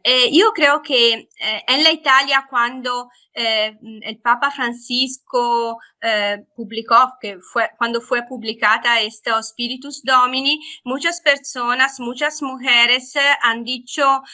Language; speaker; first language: Spanish; non-native, fluent; Italian